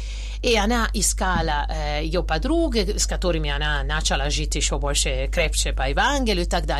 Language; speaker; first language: Russian; non-native, fluent; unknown